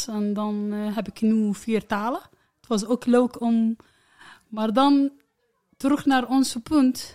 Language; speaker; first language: Dutch; non-native, learner; Arabic